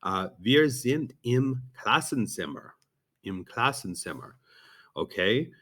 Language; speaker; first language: German; non-native, learner; English